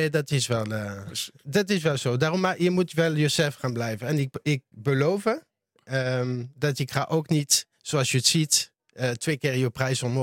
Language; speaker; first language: Dutch; non-native, learner; French